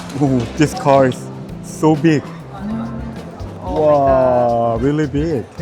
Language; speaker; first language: English; non-native, learner; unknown